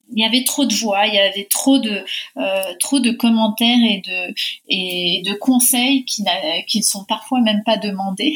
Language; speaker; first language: French; early bilingual, heritage; Spanish